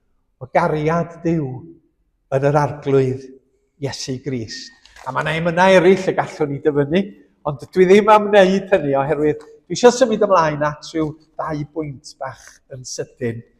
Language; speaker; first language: Welsh; native; Welsh